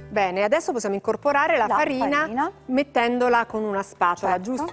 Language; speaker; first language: Italian; native; Italian